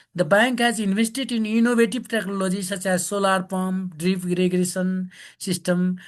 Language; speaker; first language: English; non-native, local second language; Nepali